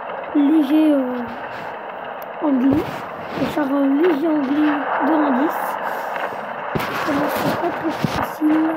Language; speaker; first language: French; native; French